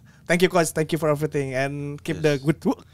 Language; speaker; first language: English; non-native, learner; Indonesian